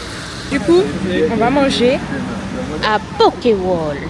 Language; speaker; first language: French; native; French